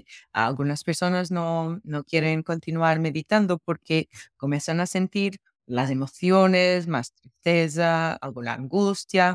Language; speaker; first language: Spanish; non-native, fluent; Portuguese